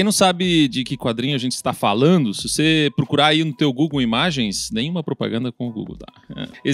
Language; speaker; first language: Portuguese; native; Portuguese